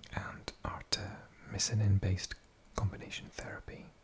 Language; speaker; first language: English; native; English